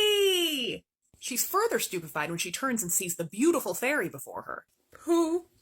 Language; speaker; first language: English; native; English